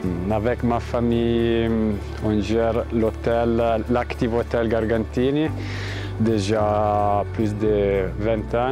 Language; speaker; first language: French; non-native, fluent; Italian